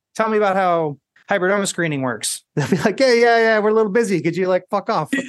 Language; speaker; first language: English; early bilingual, other home language; Spanish